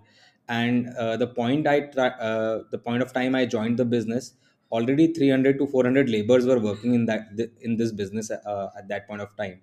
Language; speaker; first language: English; non-native, local second language; Hindi